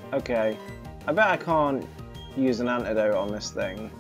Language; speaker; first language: English; native; English